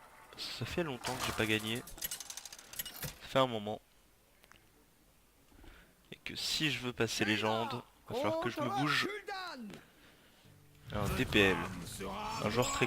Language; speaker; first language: French; native; French